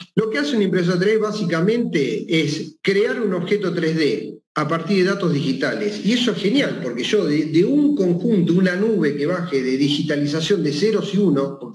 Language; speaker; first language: Spanish; native; Spanish